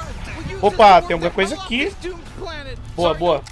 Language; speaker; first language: Portuguese; native; Portuguese